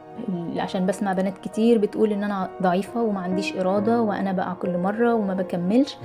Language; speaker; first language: Arabic; native; Arabic